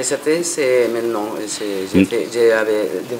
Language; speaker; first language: French; non-native, fluent; Spanish